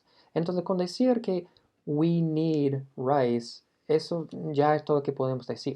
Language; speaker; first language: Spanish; non-native, fluent; English